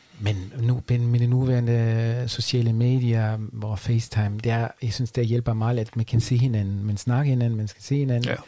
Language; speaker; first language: Danish; non-native, fluent; German